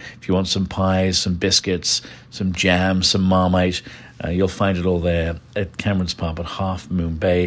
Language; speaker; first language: English; native; English